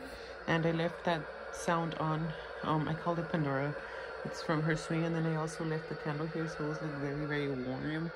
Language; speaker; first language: English; early bilingual, other home language; Spanish